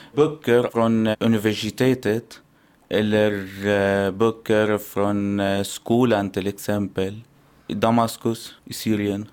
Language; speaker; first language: Swedish; non-native, learner; Arabic